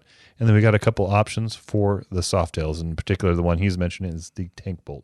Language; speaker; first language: English; native; English